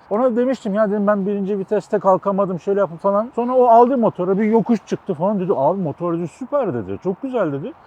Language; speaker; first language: Turkish; native; Turkish